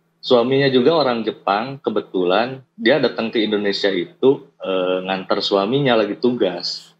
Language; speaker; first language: Indonesian; native; Indonesian